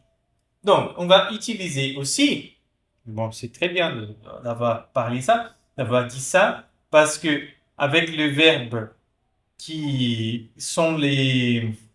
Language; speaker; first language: French; non-native, fluent; Portuguese